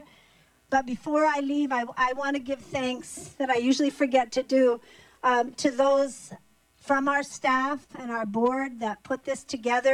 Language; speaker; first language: English; non-native, fluent; Portuguese